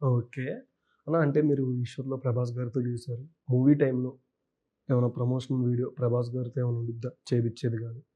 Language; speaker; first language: Telugu; native; Telugu